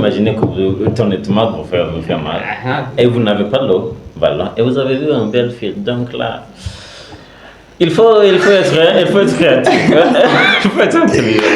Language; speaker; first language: French; non-native, learner; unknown